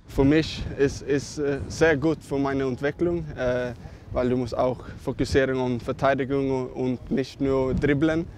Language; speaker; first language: Dutch; non-native, fluent; Swedish